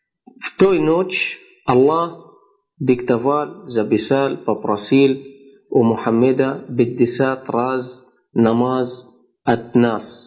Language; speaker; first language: Russian; non-native, fluent; Arabic